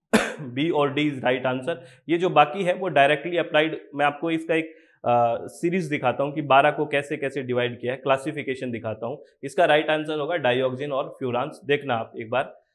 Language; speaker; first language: Hindi; native; Hindi